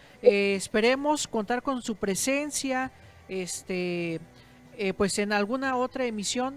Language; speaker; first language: Spanish; native; Spanish